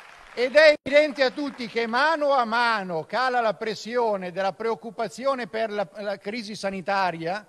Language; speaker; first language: Italian; native; Italian